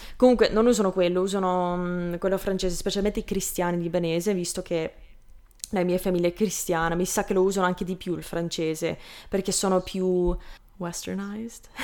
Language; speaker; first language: Italian; non-native, fluent; English